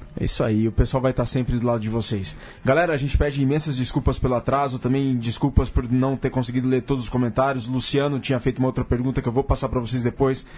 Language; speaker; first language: Portuguese; native; Portuguese